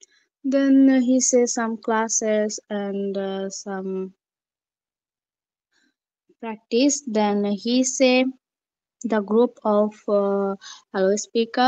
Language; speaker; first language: English; non-native, learner; Bangla